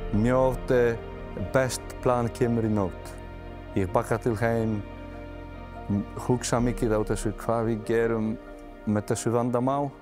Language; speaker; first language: Icelandic; non-native, learner; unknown